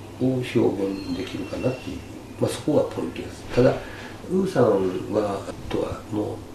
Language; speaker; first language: Japanese; native; Japanese